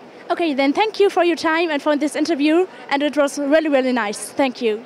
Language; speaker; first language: English; non-native, fluent; German